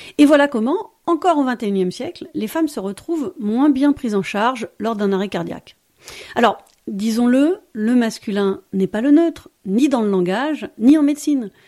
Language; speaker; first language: French; native; French